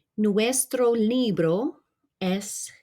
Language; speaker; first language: Spanish; non-native, fluent; English